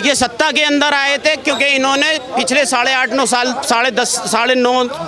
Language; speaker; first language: Hindi; native; Hindi